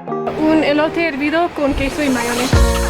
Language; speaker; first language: Spanish; non-native, learner; English